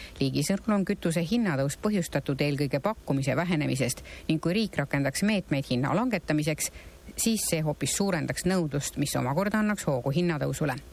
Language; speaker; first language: Estonian; native; Estonian